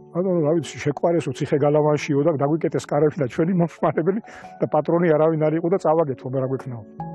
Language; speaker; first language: Georgian; native; Georgian